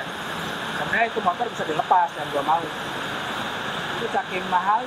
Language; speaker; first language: Indonesian; native; Indonesian